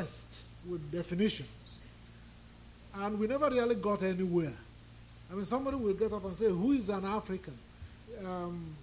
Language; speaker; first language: English; non-native, local second language; Igbo